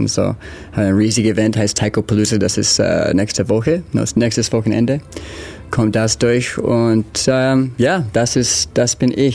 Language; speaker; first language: German; non-native, learner; English